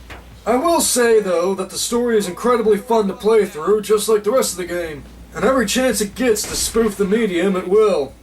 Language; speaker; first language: English; native; English